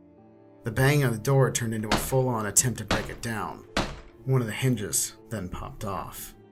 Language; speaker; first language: English; native; English